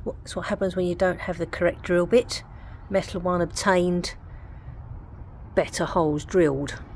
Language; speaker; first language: English; native; English